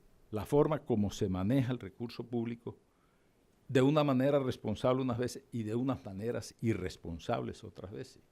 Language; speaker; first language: Spanish; native; Spanish